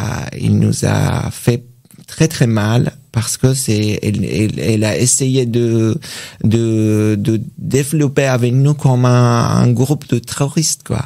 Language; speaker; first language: French; non-native, learner; Persian